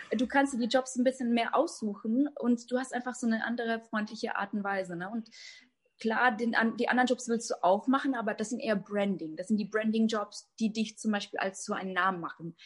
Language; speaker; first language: German; native; German